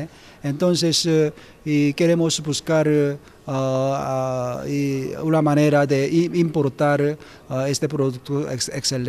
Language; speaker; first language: Spanish; non-native, learner; Korean